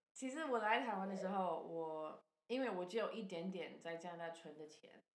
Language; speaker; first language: Chinese; non-native, fluent; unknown